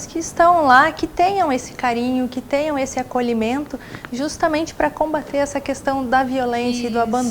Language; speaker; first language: Portuguese; native; Portuguese